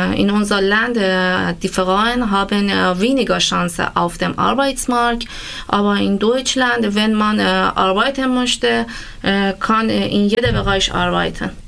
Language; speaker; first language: German; non-native, learner; Persian